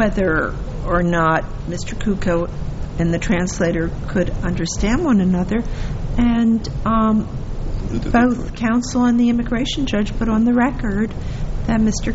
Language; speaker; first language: English; native; English